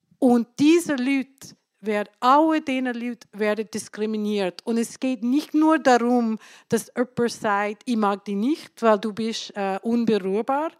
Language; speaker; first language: German; non-native, fluent; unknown